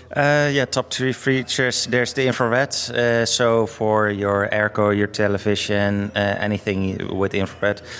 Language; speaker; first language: English; non-native, fluent; Dutch